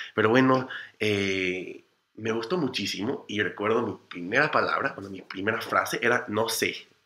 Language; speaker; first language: Spanish; non-native, fluent; English